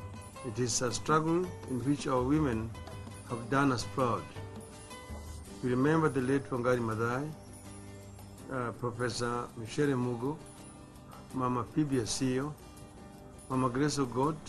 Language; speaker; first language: English; non-native, local second language; Luo (Kenya and Tanzania)